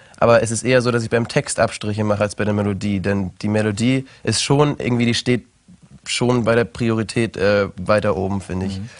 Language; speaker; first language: German; native; German